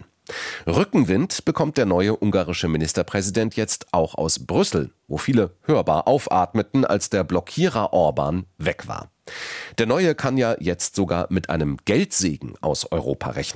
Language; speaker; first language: German; native; German